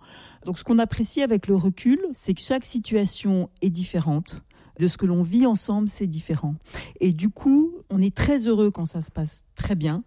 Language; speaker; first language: French; native; French